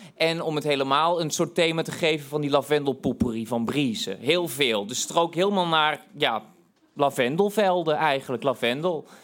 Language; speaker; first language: Dutch; native; Dutch